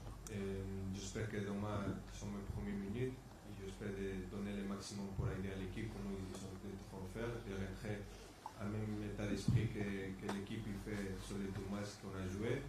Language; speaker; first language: French; non-native, fluent; Spanish